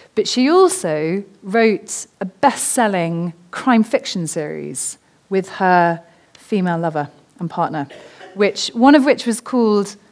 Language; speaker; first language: English; native; English